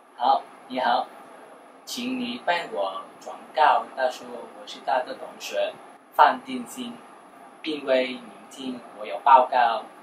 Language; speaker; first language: Chinese; non-native, learner; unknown